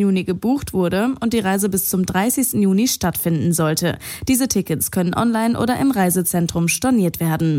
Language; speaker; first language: German; native; German